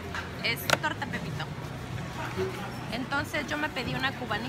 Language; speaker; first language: Spanish; native; Spanish